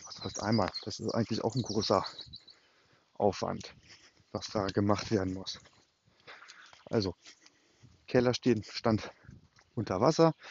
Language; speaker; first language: German; native; German